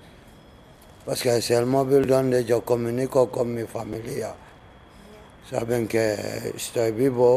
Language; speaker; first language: Spanish; non-native, learner; Arabic